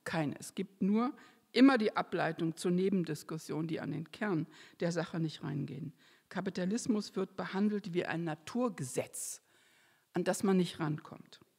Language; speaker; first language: German; native; German